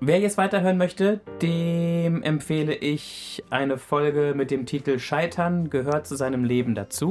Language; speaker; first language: German; native; German